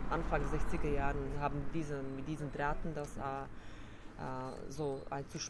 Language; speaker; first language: German; non-native, fluent; Slovak